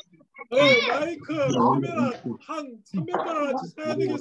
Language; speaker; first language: Korean; native; Korean